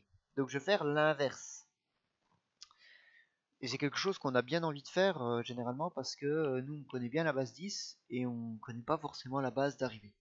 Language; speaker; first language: French; native; French